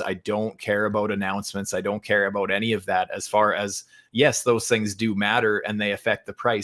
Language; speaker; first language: English; native; English